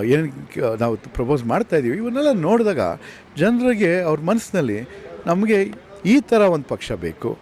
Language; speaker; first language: Kannada; native; Kannada